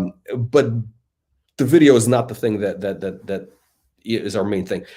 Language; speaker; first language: English; native; English